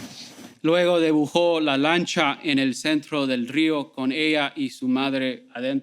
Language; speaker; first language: Spanish; early bilingual, heritage; Spanish